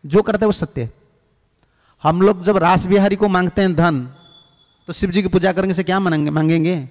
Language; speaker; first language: Hindi; non-native, local second language; Odia